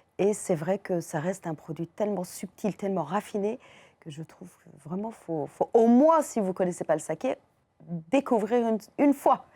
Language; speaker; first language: French; non-native, fluent; Persian